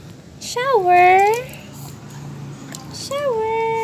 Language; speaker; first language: English; non-native, local second language; Filipino